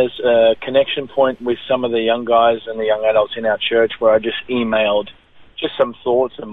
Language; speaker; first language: English; native; English